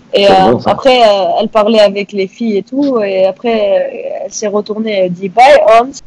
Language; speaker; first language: French; non-native, local second language; Arabic